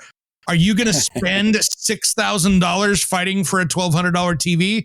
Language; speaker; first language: English; native; English